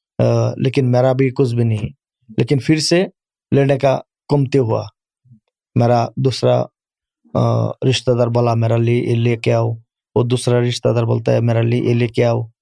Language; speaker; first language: Urdu; non-native, learner; Bangla